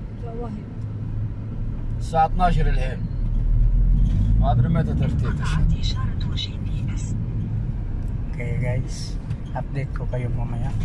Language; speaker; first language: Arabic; non-native, learner; Filipino